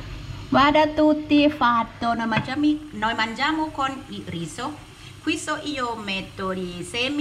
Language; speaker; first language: Italian; non-native, learner; Thai